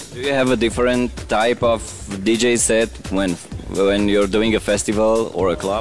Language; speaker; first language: English; non-native, fluent; Romanian